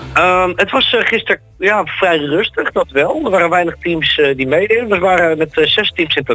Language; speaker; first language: Dutch; native; Dutch